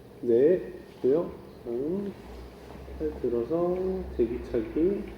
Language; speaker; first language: Korean; native; Korean